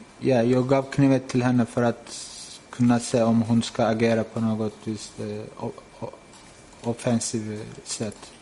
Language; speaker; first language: Swedish; non-native, fluent; Turkish